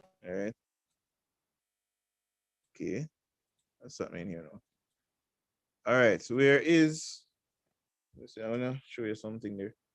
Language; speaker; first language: English; native; English